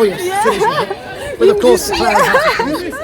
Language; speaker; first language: English; native; English